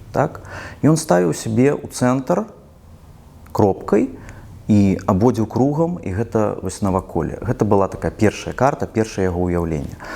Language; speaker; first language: Belarusian; non-native, local second language; Russian